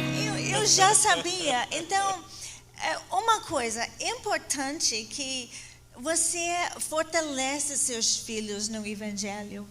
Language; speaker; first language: Portuguese; non-native, fluent; English